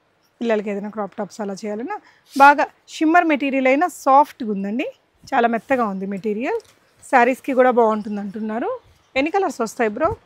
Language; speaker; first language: Telugu; native; Telugu